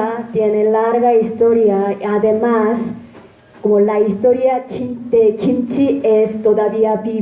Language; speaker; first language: Spanish; non-native, fluent; Korean